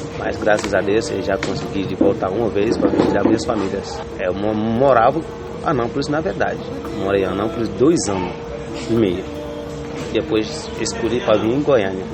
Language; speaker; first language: Portuguese; non-native, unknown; Wolof